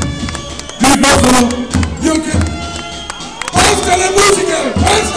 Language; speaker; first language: Spanish; non-native, fluent; Italian